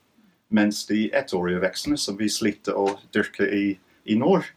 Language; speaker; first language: Norwegian; non-native, fluent; English